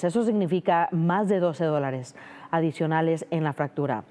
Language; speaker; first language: Spanish; native; Spanish